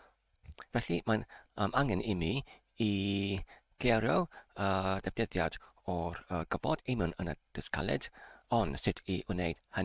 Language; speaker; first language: Welsh; non-native, learner; English